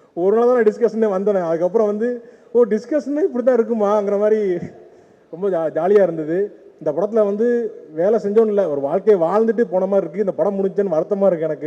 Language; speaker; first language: Tamil; native; Tamil